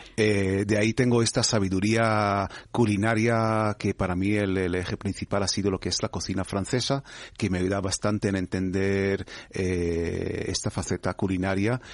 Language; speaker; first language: Spanish; non-native, fluent; Hebrew